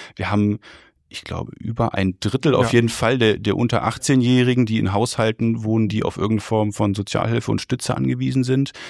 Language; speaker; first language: German; native; German